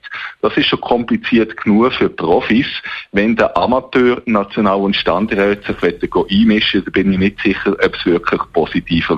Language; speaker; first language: German; native; German